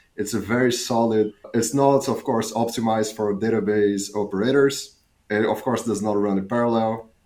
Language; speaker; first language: English; non-native, fluent; Portuguese